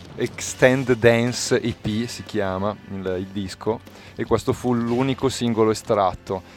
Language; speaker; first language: Italian; native; Italian